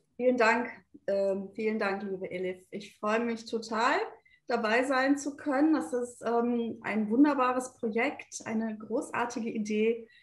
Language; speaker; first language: German; early bilingual, other home language; Turkish